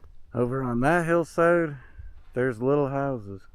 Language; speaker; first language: English; native; English